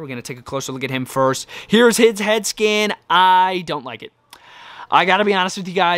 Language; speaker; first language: English; native; English